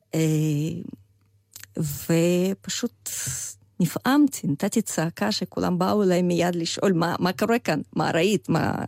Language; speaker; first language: Hebrew; non-native, fluent; Russian